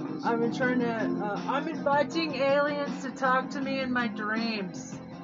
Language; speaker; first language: English; native; English